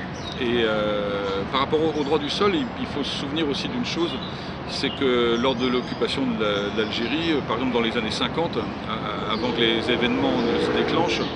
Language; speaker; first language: French; native; French